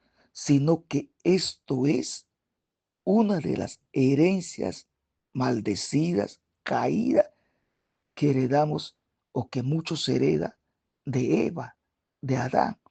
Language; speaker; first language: Spanish; native; Spanish